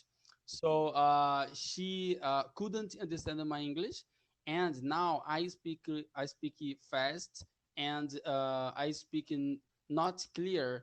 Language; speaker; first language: English; non-native, learner; Portuguese